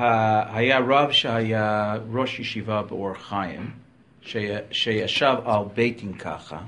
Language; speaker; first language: Hebrew; non-native, fluent; English